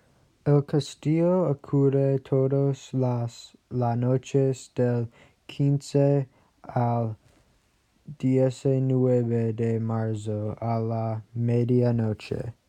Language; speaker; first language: Spanish; non-native, learner; English